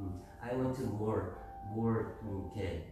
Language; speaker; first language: English; non-native, learner; Korean